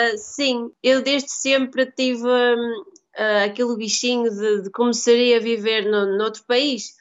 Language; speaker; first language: Portuguese; native; Portuguese